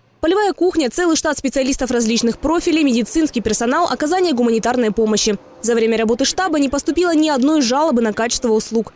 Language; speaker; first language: Russian; native; Russian